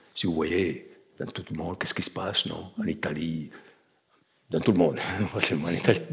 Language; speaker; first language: French; native; French